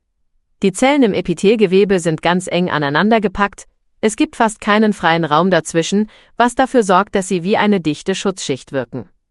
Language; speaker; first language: German; native; German